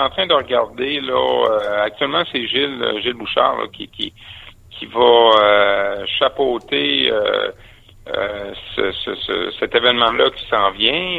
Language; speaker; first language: French; native; French